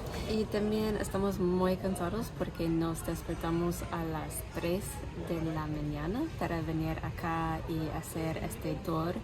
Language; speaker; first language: Spanish; non-native, learner; English